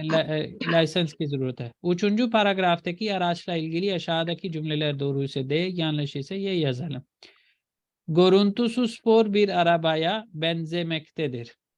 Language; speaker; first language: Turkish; non-native, fluent; Urdu